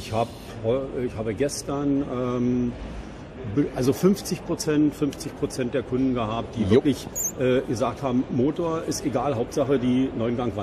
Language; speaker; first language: German; native; German